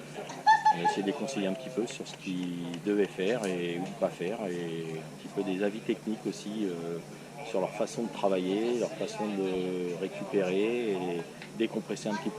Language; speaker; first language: French; native; French